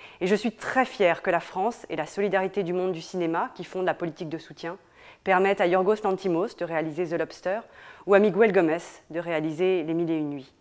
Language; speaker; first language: French; native; French